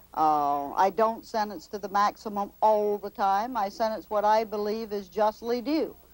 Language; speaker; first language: English; native; English